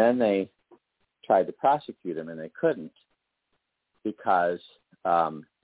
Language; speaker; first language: English; native; English